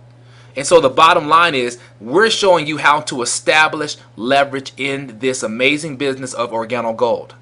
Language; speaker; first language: English; native; English